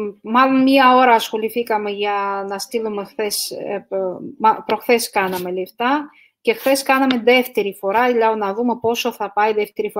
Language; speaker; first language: Greek; non-native, fluent; Russian